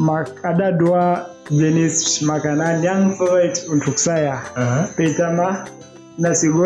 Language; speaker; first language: Indonesian; non-native, learner; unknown